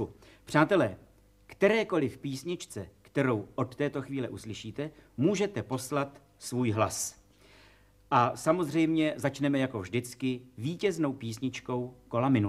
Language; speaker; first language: Czech; native; Czech